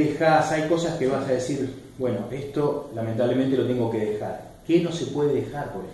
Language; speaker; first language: Spanish; native; Spanish